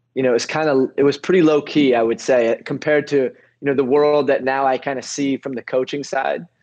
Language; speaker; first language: English; native; English